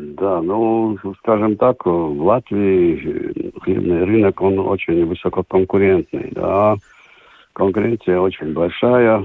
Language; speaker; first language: Russian; non-native, local second language; Latvian